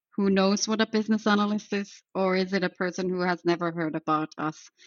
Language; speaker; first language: English; non-native, fluent; Finnish